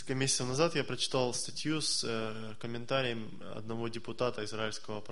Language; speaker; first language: Russian; native; Russian